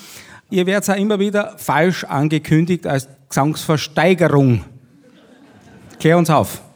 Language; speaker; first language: German; native; German